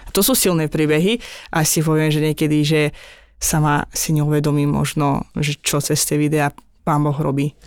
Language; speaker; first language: Slovak; non-native, fluent; Azerbaijani